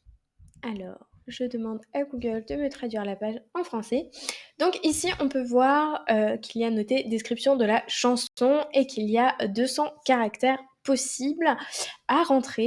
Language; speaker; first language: French; native; French